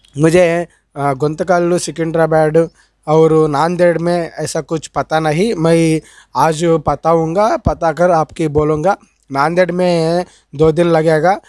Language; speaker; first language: Hindi; non-native, local second language; Telugu